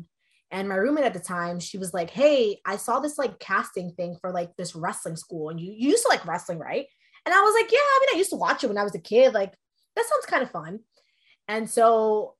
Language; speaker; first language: English; early bilingual, other home language; Spanish